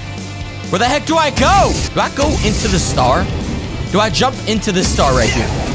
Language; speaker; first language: English; native; English